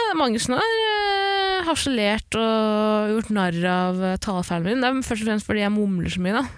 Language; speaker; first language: Norwegian; early bilingual, other home language; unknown